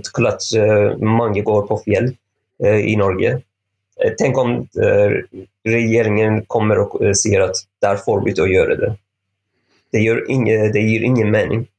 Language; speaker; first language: Norwegian; non-native, fluent; Persian